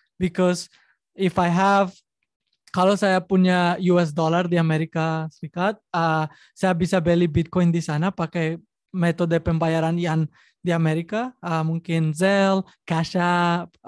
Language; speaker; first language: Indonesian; non-native, learner; Spanish